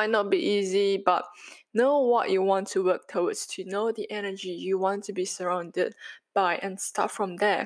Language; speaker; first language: English; non-native, local second language; Chinese